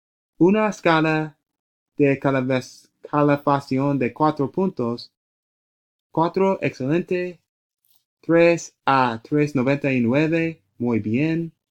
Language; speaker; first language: Spanish; non-native, learner; English